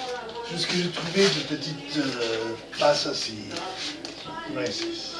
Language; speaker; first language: French; non-native, fluent; Spanish